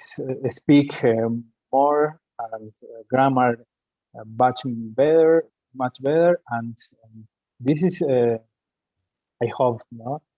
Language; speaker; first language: English; non-native, learner; Spanish